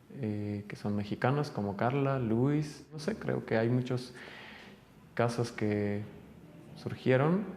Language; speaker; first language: Spanish; non-native, fluent; Russian